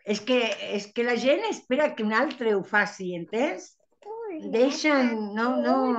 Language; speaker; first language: Catalan; early bilingual, heritage; Spanish